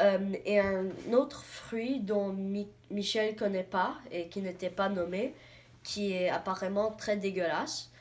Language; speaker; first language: French; non-native, learner; English